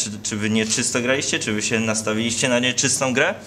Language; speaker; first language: Polish; native; Polish